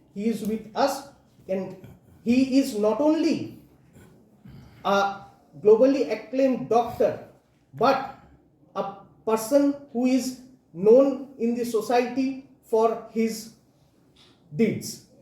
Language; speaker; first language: English; non-native, local second language; Bangla